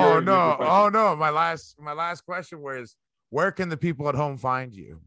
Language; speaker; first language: English; early bilingual, other home language; Spanish